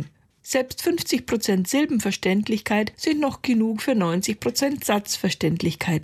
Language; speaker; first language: German; native; German